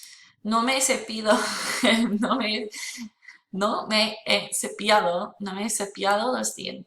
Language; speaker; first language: Spanish; non-native, fluent; English